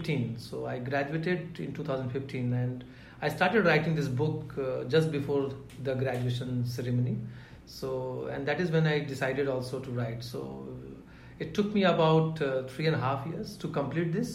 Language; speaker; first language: English; non-native, local second language; Hindi